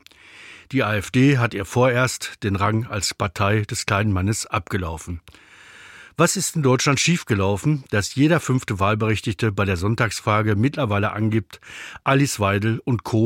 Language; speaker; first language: German; native; German